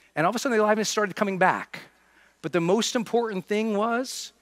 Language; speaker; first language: English; native; English